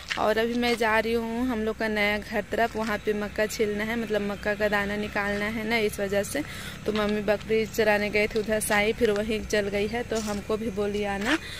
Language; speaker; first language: Hindi; native; Hindi